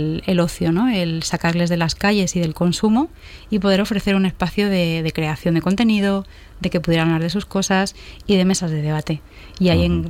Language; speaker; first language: Spanish; native; Spanish